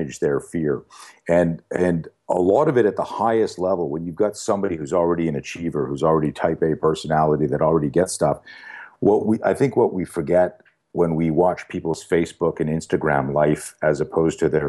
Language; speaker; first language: English; native; English